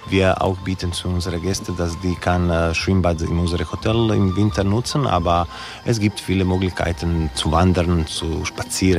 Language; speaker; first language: German; non-native, learner; Croatian